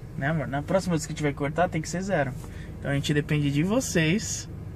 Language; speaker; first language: Portuguese; native; Portuguese